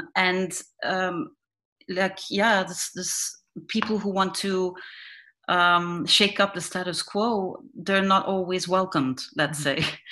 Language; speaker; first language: English; non-native, fluent; Dutch